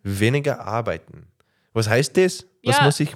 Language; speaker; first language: German; non-native, learner; English